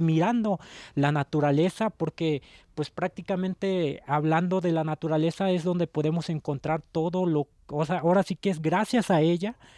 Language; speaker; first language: Spanish; non-native, local second language; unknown